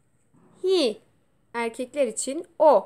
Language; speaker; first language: Turkish; native; Turkish